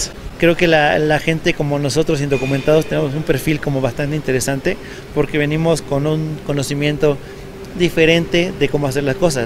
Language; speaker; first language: Spanish; native; Spanish